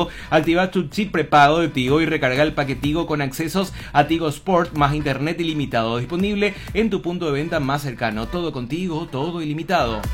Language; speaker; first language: Spanish; native; Spanish